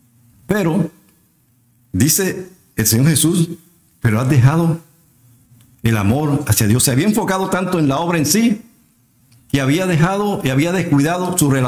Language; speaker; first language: Spanish; native; Spanish